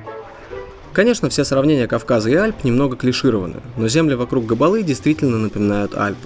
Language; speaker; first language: Russian; native; Russian